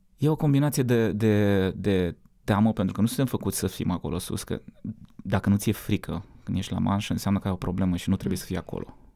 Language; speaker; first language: Romanian; native; Romanian